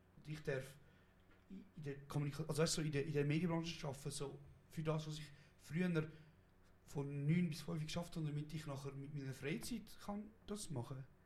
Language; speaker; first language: German; early bilingual, other home language; Kurdish